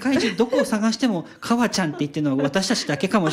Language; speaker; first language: Japanese; native; Japanese